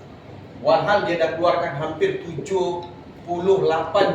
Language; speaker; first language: Indonesian; native; Indonesian